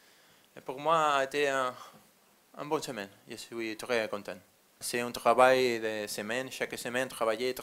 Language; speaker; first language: French; non-native, learner; Spanish